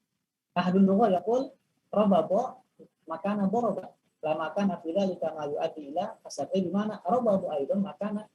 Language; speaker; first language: Arabic; non-native, learner; Indonesian